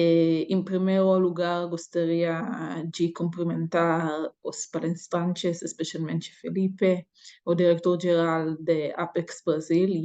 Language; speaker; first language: Portuguese; non-native, learner; Hebrew